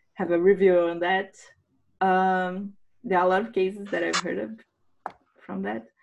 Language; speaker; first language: English; non-native, fluent; Portuguese